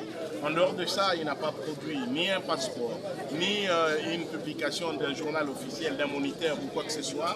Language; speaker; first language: French; non-native, local second language; Lingala